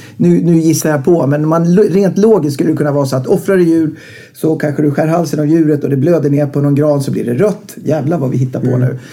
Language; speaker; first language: Swedish; native; Swedish